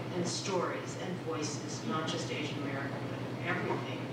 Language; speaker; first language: English; non-native, local second language; Filipino